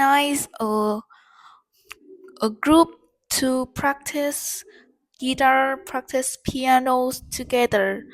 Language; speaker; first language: English; non-native, learner; Vietnamese